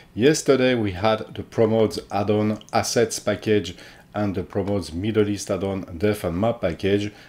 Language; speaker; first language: English; non-native, fluent; French